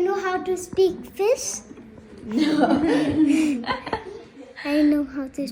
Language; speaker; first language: English; early bilingual, other home language; Urdu